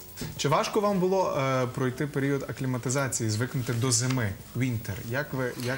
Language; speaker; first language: Ukrainian; native; Ukrainian